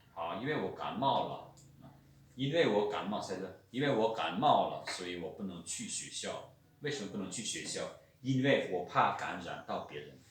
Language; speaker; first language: Chinese; non-native, fluent; Lao